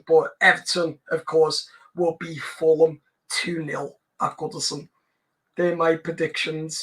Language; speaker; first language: English; native; English